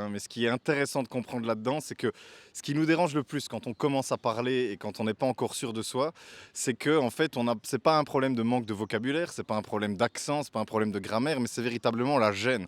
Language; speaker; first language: French; native; French